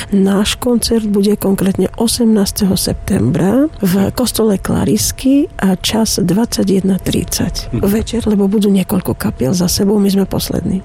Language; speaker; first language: Slovak; non-native, fluent; Armenian